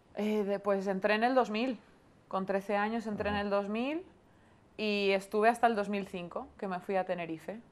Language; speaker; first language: Spanish; native; Spanish